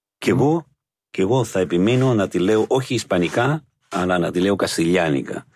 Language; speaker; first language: Greek; non-native, fluent; Spanish